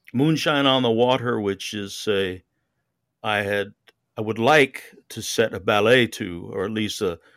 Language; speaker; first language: English; native; English